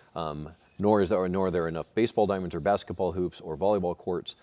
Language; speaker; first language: English; native; English